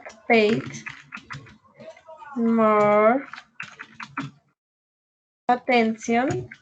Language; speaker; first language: English; non-native, learner; Spanish